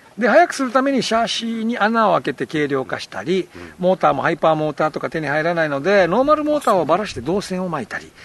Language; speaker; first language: Japanese; native; Japanese